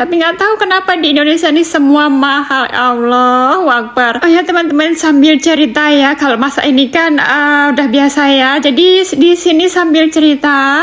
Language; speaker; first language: Indonesian; native; Indonesian